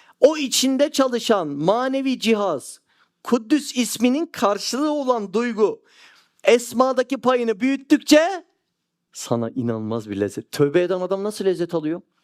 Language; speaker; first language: Turkish; native; Turkish